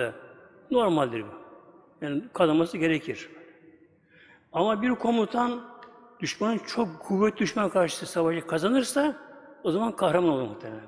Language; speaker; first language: Turkish; native; Turkish